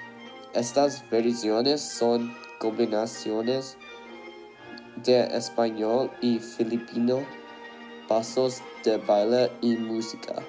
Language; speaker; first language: Spanish; non-native, learner; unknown